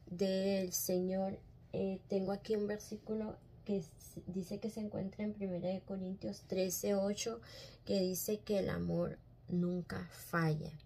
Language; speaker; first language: Spanish; native; Spanish